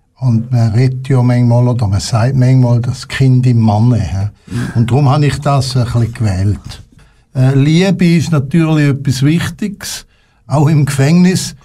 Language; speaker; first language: German; non-native, local second language; French